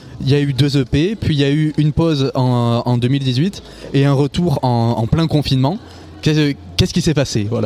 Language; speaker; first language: French; native; French